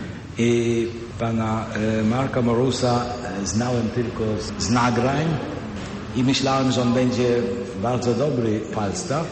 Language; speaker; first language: Polish; early bilingual, heritage; Polish